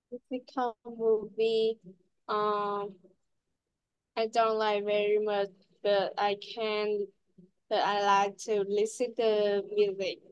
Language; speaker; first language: English; non-native, learner; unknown